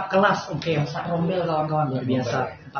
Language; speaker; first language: Indonesian; native; Indonesian